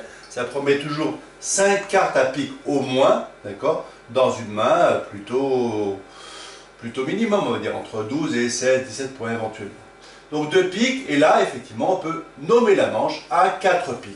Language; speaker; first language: French; native; French